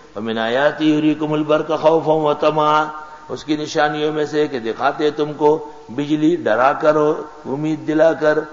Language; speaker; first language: Urdu; non-native, local second language; Pashto